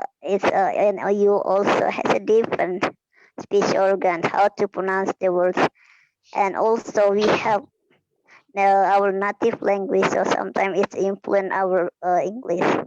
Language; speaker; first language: English; non-native, fluent; Indonesian